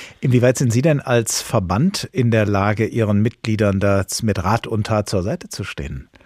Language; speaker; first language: German; native; German